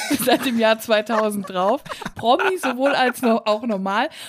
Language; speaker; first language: German; native; German